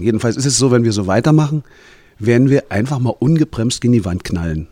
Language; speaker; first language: German; native; German